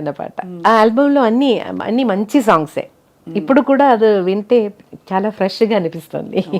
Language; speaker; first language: Telugu; non-native, fluent; Malayalam